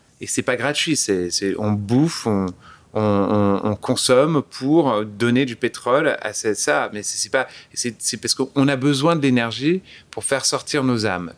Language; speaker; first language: French; early bilingual, other home language; English